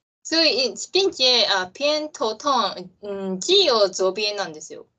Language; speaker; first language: Chinese; non-native, learner; Japanese